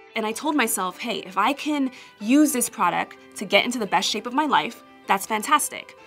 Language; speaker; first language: English; native; English